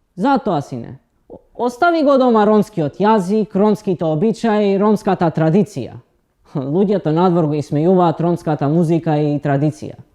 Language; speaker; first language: Macedonian; non-native, local second language; Romany